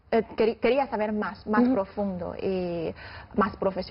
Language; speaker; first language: Spanish; non-native, fluent; Chinese